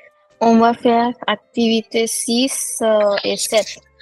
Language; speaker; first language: French; non-native, fluent; Hindi